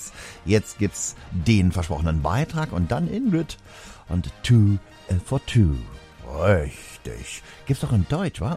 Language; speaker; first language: German; native; German